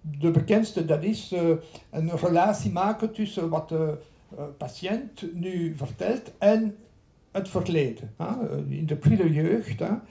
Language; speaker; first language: Dutch; non-native, local second language; French